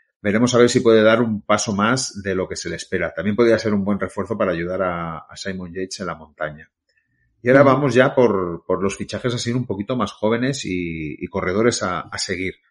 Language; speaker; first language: Spanish; native; Spanish